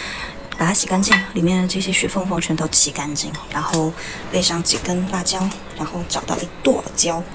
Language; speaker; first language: Chinese; native; Chinese